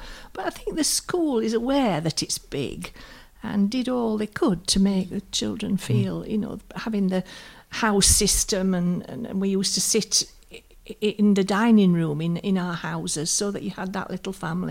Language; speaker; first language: English; native; English